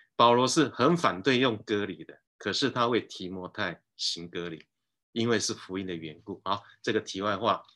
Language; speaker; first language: Chinese; native; Chinese